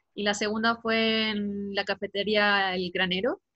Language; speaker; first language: Spanish; native; Spanish